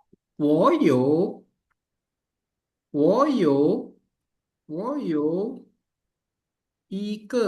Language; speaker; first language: Chinese; non-native, learner; Indonesian